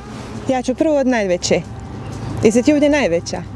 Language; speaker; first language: Bosnian; native; Bosnian